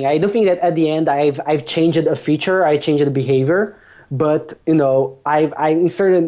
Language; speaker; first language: English; non-native, fluent; Portuguese